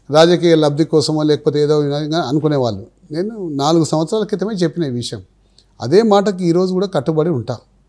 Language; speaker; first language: Telugu; native; Telugu